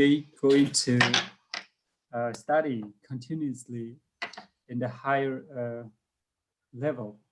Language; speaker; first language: English; non-native, learner; Mongolian